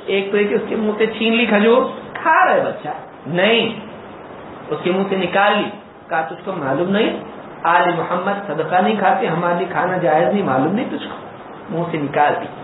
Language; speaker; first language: Urdu; native; Urdu